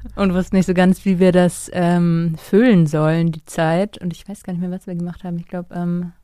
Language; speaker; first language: German; native; German